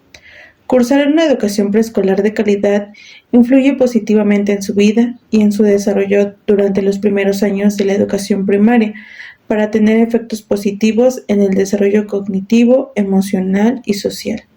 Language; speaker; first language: Spanish; native; Spanish